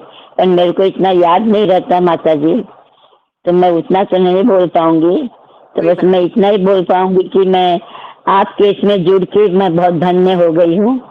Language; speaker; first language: Hindi; non-native, local second language; Odia